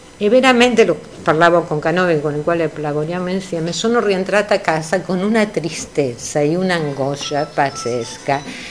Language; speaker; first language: Italian; non-native, fluent; Spanish